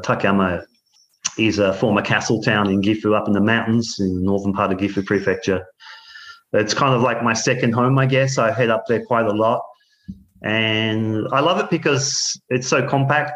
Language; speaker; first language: English; native; English